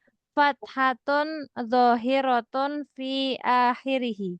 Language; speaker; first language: Arabic; non-native, fluent; Indonesian